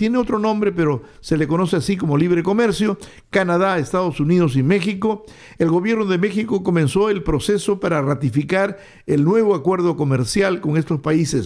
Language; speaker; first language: Spanish; native; Spanish